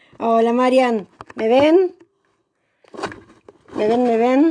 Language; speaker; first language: Spanish; native; Spanish